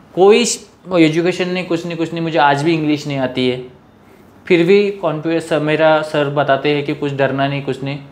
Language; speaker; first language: Hindi; non-native, local second language; Marathi